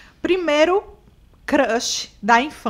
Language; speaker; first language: Portuguese; native; Portuguese